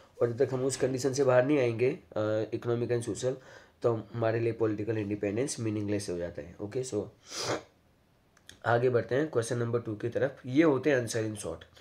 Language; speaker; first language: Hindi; non-native, local second language; Gujarati